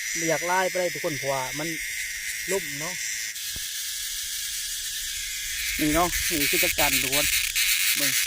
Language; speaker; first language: Thai; non-native, local second language; Northeastern Thai